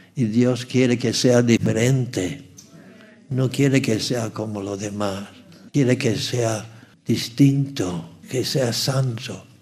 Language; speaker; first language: Spanish; non-native, fluent; English